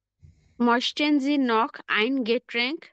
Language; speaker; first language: German; non-native, learner; Bangla